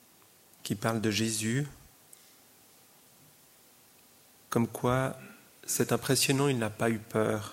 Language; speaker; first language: French; native; French